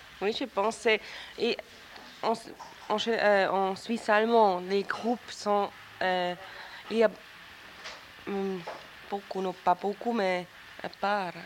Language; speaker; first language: French; non-native, local second language; German